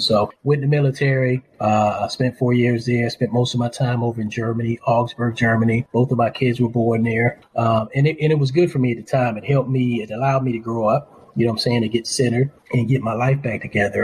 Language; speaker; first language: English; native; English